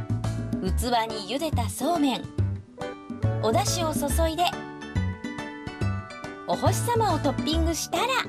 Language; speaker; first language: Japanese; native; Japanese